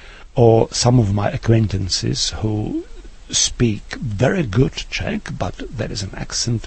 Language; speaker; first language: English; non-native, fluent; Czech